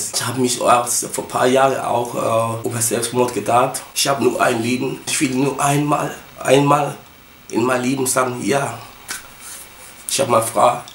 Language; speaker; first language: German; early bilingual, other home language; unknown